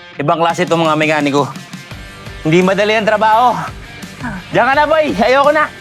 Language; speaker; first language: Filipino; native; Filipino